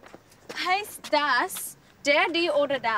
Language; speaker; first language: German; non-native, learner; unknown